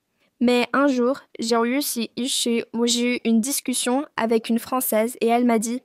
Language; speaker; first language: French; non-native, fluent; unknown